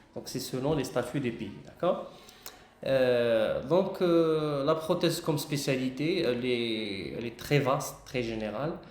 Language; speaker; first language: French; non-native, local second language; Arabic